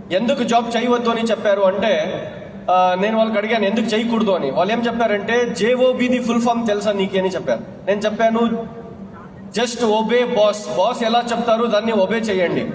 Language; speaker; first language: Telugu; non-native, local second language; Urdu